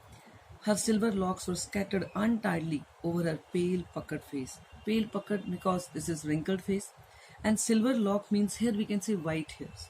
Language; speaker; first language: English; non-native, local second language; Hindi